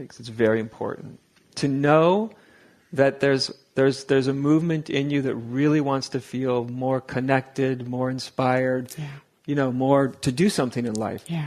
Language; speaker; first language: English; native; English